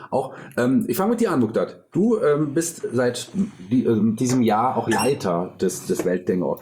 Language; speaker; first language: German; native; German